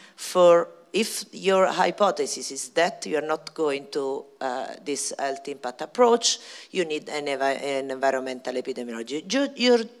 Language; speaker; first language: English; non-native, fluent; Italian